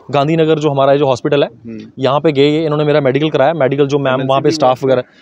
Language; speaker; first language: Hindi; native; Hindi